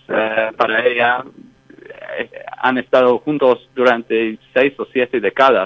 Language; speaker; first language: Spanish; non-native, fluent; English